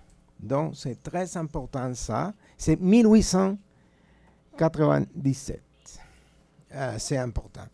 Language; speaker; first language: French; non-native, fluent; Spanish